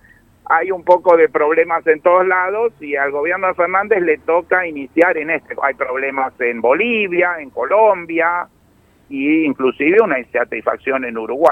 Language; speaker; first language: Spanish; native; Spanish